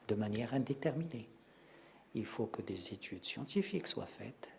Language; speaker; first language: French; non-native, local second language; Arabic